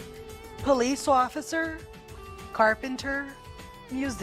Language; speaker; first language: English; non-native, fluent; Portuguese